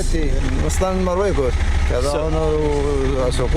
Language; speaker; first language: Spanish; non-native, learner; Arabic